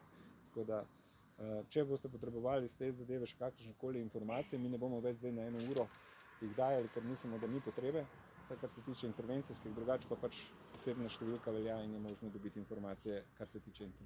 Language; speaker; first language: Slovenian; native; Slovenian